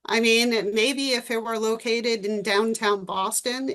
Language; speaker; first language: English; native; English